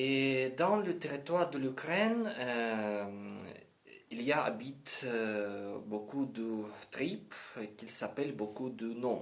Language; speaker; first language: French; non-native, learner; Ukrainian